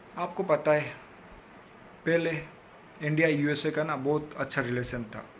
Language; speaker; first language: Hindi; non-native, local second language; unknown